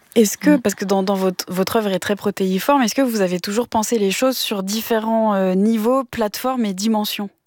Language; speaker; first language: French; native; French